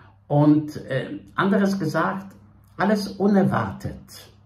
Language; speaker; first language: German; non-native, fluent; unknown